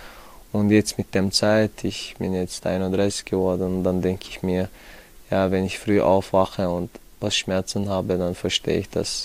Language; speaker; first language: German; non-native, fluent; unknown